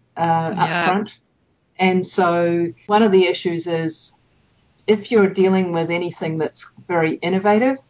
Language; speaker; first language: English; native; English